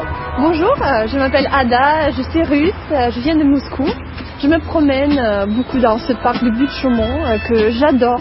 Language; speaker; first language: French; non-native, fluent; Russian